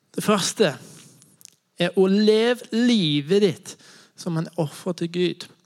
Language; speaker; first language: Norwegian; non-native, fluent; English